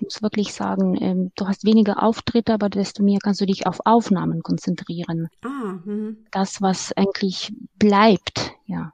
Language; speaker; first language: German; non-native, fluent; Ukrainian